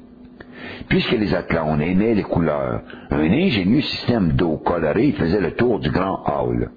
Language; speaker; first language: French; native; French